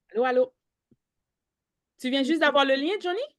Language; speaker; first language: French; native; French